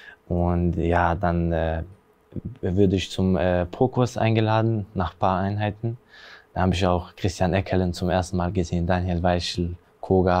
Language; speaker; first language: German; early bilingual, other home language; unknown